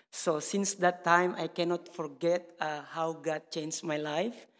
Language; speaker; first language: English; non-native, learner; Indonesian